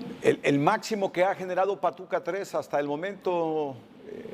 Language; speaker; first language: Spanish; native; Spanish